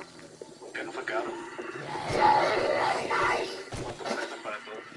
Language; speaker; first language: Spanish; non-native, learner; English